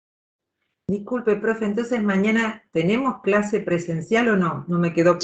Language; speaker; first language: Spanish; native; Spanish